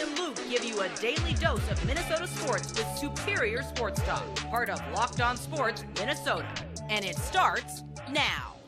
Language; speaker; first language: English; native; English